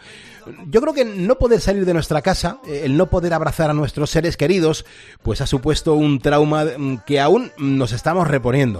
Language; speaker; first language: Spanish; native; Spanish